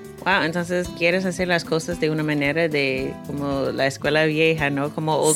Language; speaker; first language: Spanish; non-native, fluent; English